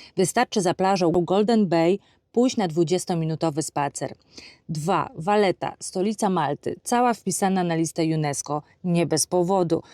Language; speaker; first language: Polish; native; Polish